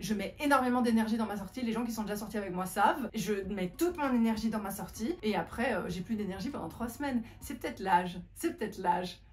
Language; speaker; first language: French; native; French